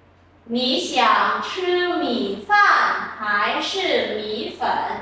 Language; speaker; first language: Chinese; non-native, fluent; Vietnamese